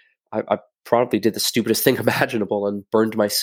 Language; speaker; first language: English; native; English